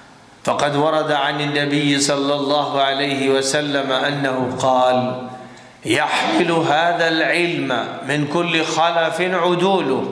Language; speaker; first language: Arabic; non-native, fluent; Urdu